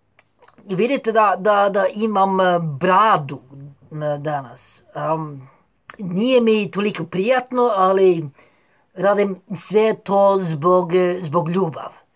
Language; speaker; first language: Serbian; non-native, fluent; Norwegian